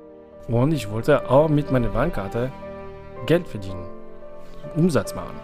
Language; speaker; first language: German; non-native, fluent; French